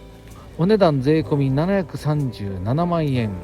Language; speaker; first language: Japanese; native; Japanese